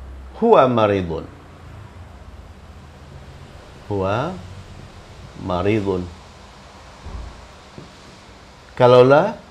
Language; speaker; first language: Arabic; non-native, fluent; Indonesian